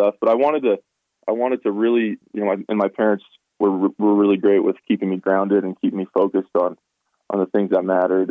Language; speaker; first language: English; native; English